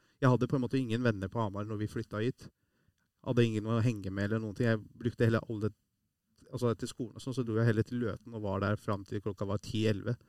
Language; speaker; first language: Norwegian; early bilingual, other home language; Persian